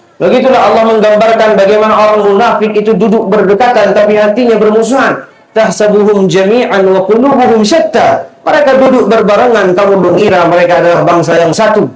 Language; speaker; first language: Malay; non-native, local second language; Achinese